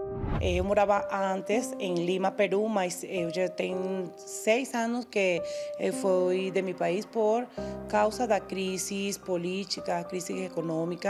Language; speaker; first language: Portuguese; non-native, fluent; Spanish